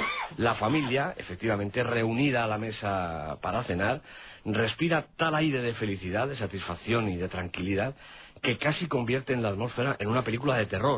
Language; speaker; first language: Spanish; native; Spanish